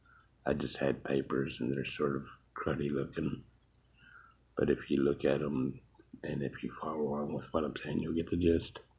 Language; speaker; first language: English; native; English